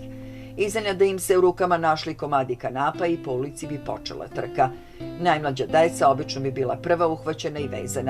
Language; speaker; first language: Serbian; native; Serbian